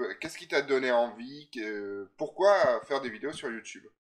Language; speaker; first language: French; native; French